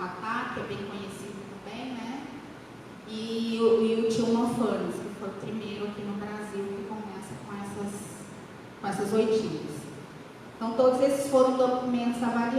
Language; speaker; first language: Portuguese; native; Portuguese